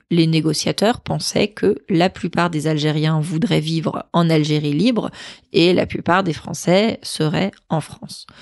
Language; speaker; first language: French; native; French